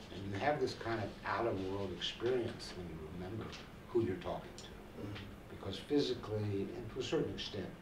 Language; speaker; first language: English; native; English